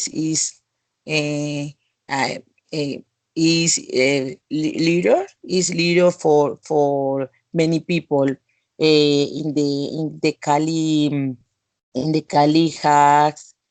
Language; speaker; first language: English; non-native, learner; Spanish